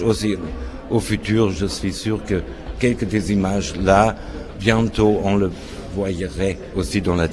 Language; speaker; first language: French; non-native, fluent; German